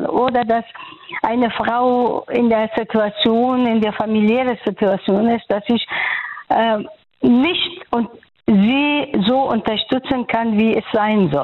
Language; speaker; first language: German; non-native, fluent; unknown